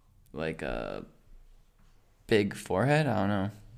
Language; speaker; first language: English; native; English